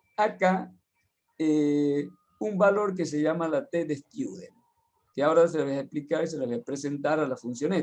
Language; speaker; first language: Spanish; native; Spanish